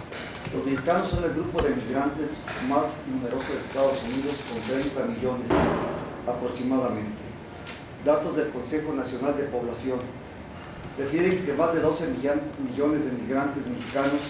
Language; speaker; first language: Spanish; native; Spanish